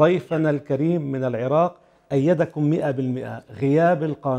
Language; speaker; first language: Arabic; native; Arabic